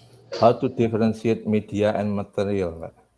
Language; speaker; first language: English; non-native, fluent; Indonesian